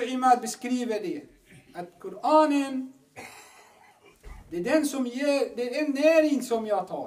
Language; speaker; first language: Swedish; non-native, fluent; Arabic